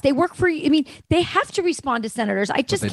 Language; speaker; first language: English; native; English